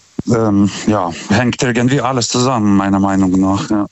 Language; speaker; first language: German; non-native, fluent; Lithuanian